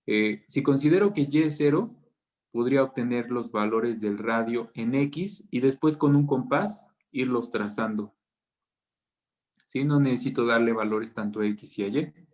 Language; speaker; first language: Spanish; native; Spanish